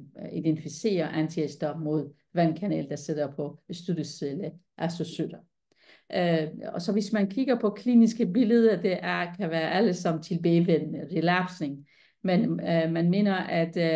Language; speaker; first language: Danish; non-native, fluent; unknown